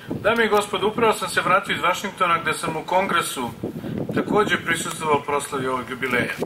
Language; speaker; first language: Serbian; native; Serbian